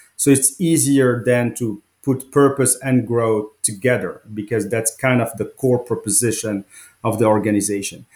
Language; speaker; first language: English; non-native, fluent; Arabic